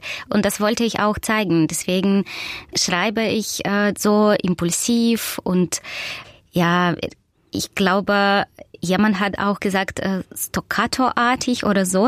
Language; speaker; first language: German; non-native, fluent; Russian